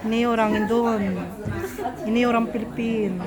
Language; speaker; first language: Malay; non-native, learner; Filipino